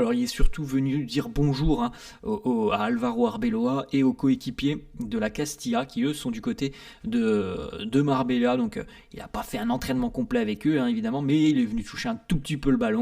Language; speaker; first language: French; native; French